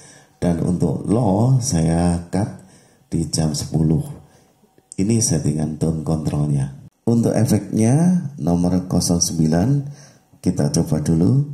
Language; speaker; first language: Indonesian; native; Indonesian